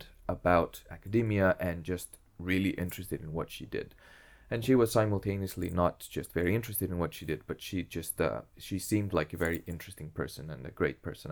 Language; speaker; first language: English; non-native, fluent; Greek